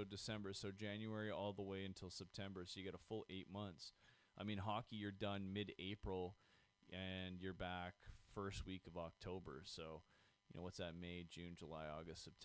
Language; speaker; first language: English; native; English